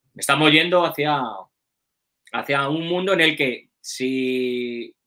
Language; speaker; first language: Spanish; native; Spanish